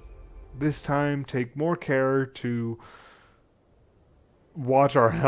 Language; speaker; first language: English; native; English